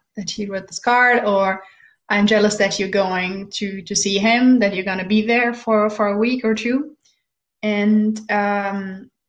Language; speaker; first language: English; non-native, fluent; German